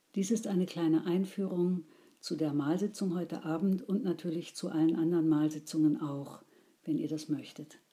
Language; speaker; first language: German; native; German